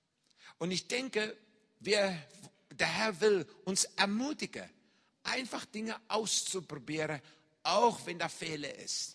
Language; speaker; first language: German; non-native, fluent; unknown